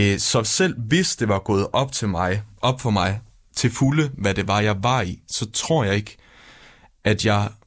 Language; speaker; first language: Danish; native; Danish